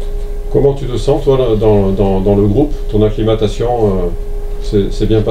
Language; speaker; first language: French; native; French